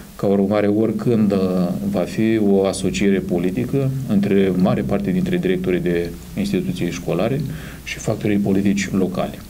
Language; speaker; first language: Romanian; native; Romanian